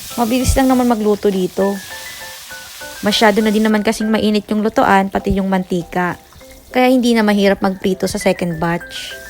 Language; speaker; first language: Filipino; non-native, local second language; Bikol